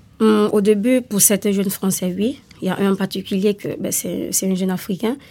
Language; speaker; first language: French; non-native, fluent; Italian